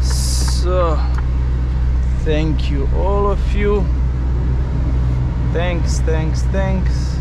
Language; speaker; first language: English; non-native, learner; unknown